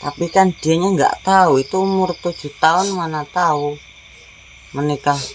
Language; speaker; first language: Indonesian; native; Indonesian